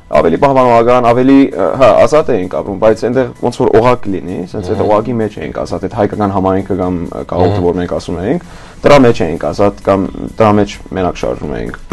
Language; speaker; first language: Armenian; early bilingual, heritage; Armenian